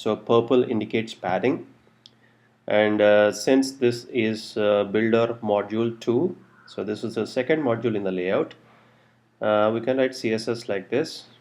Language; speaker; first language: English; non-native, local second language; Telugu